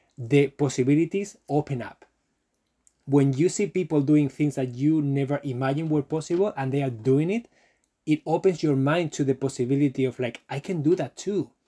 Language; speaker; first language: English; non-native, fluent; Spanish